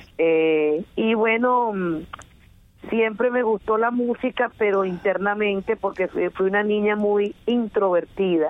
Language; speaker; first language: Spanish; native; Spanish